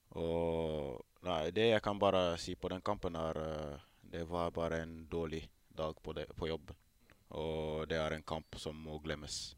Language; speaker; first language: Norwegian; non-native, fluent; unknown